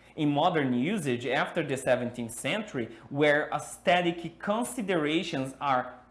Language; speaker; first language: English; non-native, fluent; Portuguese